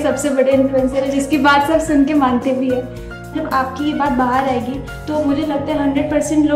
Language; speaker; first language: Hindi; native; Hindi